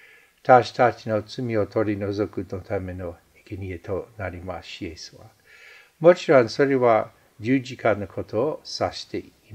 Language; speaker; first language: Japanese; non-native, fluent; English